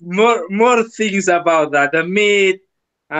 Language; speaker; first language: English; non-native, learner; Kurdish